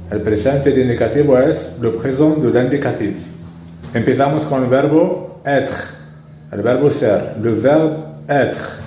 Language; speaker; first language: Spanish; non-native, fluent; Arabic